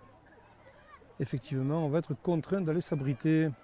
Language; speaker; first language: French; native; French